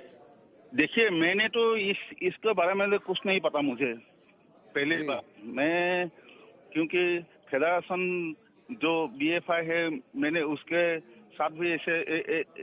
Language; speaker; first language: Hindi; non-native, local second language; Assamese